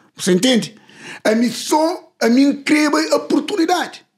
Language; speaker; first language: Portuguese; non-native, local second language; Kabuverdianu